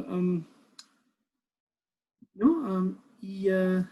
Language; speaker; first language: French; non-native, learner; English